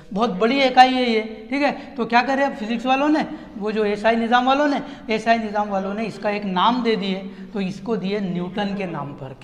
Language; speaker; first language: Hindi; non-native, local second language; Urdu